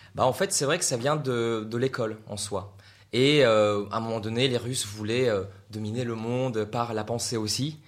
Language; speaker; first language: French; non-native, fluent; Russian